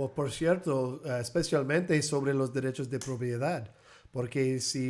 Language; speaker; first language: Spanish; early bilingual, heritage; English